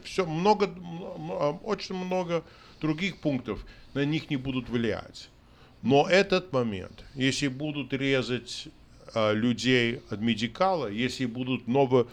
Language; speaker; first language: Russian; non-native, fluent; English